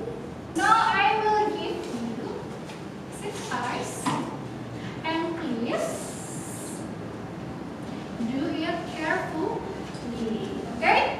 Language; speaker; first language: English; non-native, local second language; Indonesian